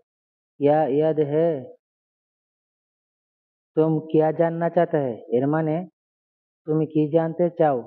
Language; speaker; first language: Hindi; non-native, fluent; Bangla